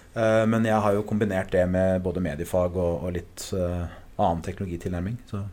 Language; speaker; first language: Norwegian; early bilingual, other home language; English